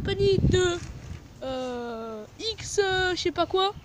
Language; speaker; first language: French; native; French